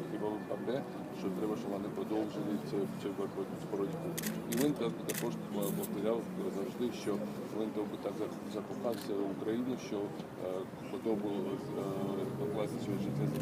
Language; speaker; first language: Ukrainian; non-native, learner; Georgian